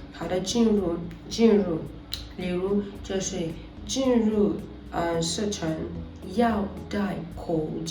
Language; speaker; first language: Chinese; non-native, learner; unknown